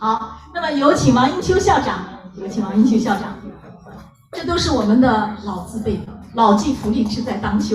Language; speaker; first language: Chinese; native; Chinese